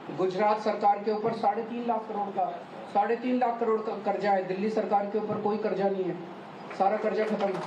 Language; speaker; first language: Hindi; native; Hindi